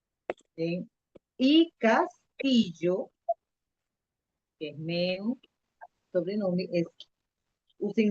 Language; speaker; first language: Spanish; non-native, learner; Portuguese